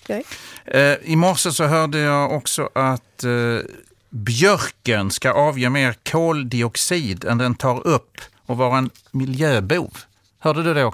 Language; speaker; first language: Swedish; native; Swedish